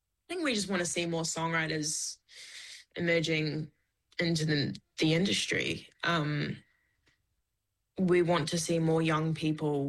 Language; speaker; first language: English; native; English